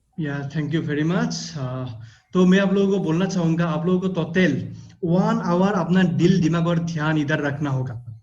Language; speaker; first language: Hindi; non-native, local second language; Assamese